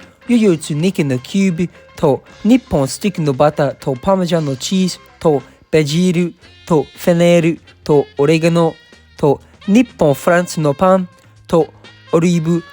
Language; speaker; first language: Japanese; non-native, learner; English